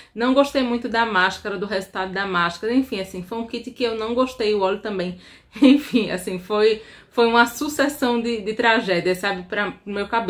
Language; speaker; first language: Portuguese; native; Portuguese